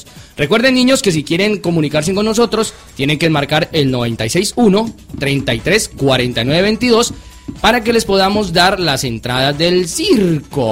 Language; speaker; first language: Spanish; native; Spanish